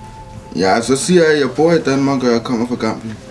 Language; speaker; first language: Danish; early bilingual, other home language; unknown